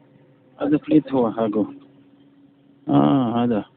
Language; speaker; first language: Arabic; non-native, learner; Filipino